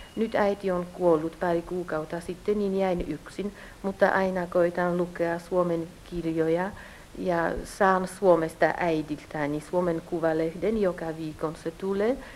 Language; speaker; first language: Finnish; early bilingual, heritage; Polish